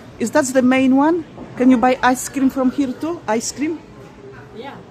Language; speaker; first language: English; non-native, fluent; Polish